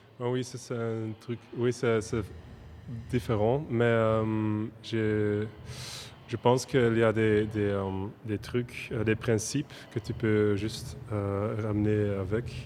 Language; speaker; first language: French; non-native, local second language; Dutch